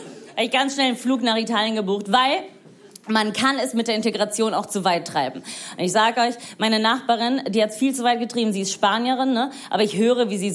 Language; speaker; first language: German; non-native, fluent; Italian